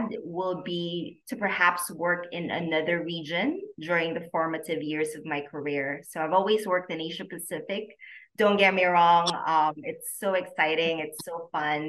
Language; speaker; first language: English; non-native, local second language; Filipino